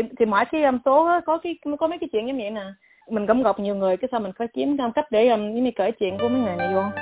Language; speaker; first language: Vietnamese; early bilingual, heritage; Vietnamese